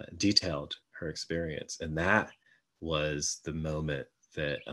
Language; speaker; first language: English; native; English